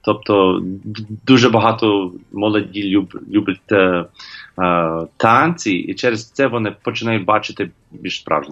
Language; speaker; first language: Ukrainian; non-native, learner; English